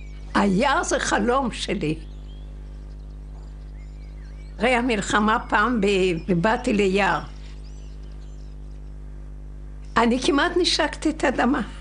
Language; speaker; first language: Hebrew; non-native, fluent; Yiddish